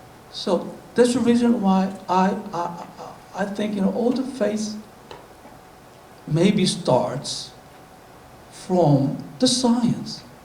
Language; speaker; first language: English; non-native, fluent; Korean